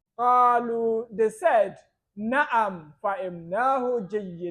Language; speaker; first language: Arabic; non-native, fluent; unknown